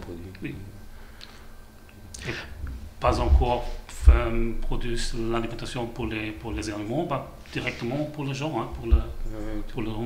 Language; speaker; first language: French; non-native, learner; German